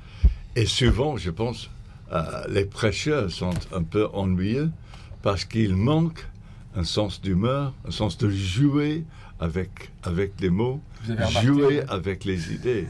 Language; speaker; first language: French; non-native, fluent; English